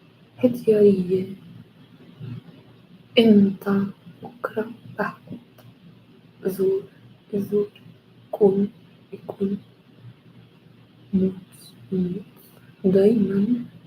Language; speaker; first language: Arabic; non-native, learner; English